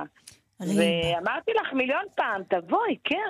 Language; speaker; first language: Hebrew; native; Hebrew